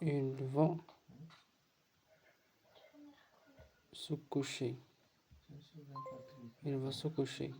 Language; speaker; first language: French; non-native, learner; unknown